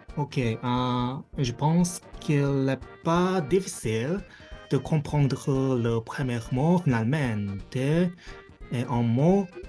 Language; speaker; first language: French; non-native, fluent; Japanese